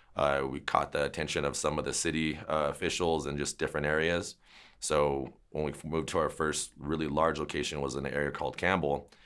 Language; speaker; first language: English; native; English